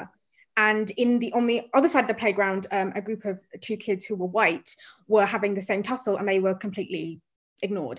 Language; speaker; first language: English; native; English